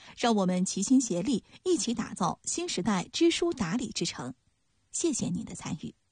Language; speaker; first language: Chinese; native; Chinese